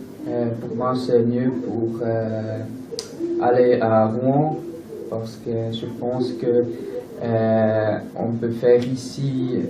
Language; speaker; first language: French; non-native, local second language; German